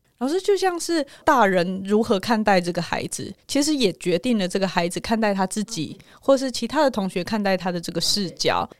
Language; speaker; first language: Chinese; native; Chinese